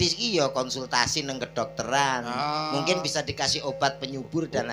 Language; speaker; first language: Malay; non-native, local second language; Javanese